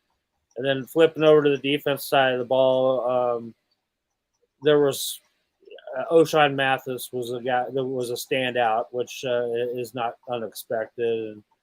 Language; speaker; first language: English; native; English